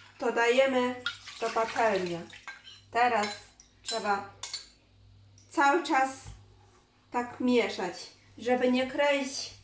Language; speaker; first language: Polish; non-native, learner; Chinese